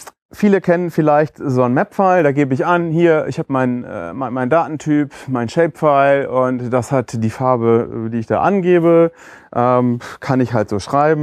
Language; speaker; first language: German; native; German